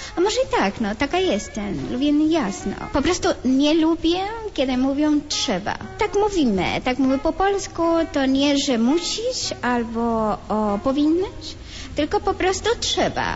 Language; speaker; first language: Polish; non-native, fluent; Spanish